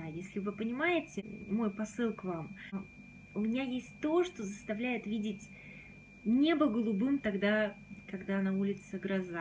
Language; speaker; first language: Russian; native; Russian